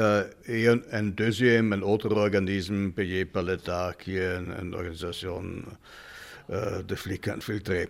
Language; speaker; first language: French; non-native, fluent; German